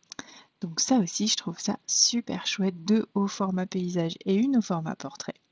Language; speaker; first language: French; native; French